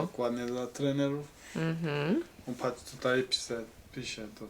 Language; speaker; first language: Polish; non-native, learner; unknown